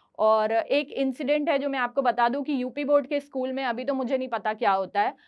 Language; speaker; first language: Hindi; native; Hindi